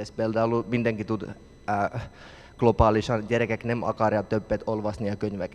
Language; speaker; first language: Hungarian; non-native, learner; Finnish